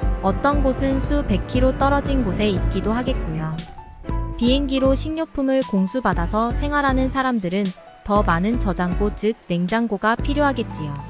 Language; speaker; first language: Korean; native; Korean